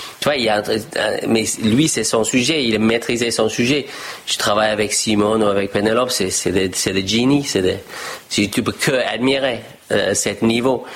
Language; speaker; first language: French; non-native, fluent; English